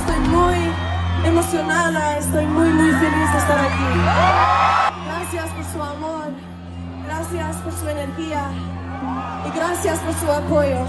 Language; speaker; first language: Spanish; non-native, learner; English